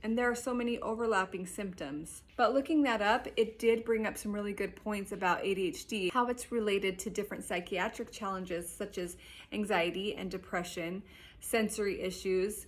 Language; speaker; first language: English; native; English